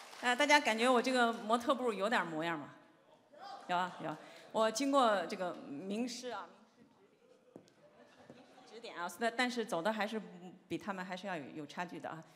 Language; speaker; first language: Chinese; native; Chinese